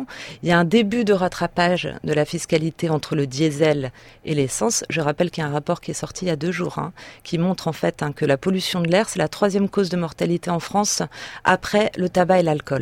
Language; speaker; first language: French; native; French